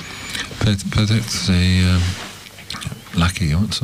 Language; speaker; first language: French; non-native, learner; English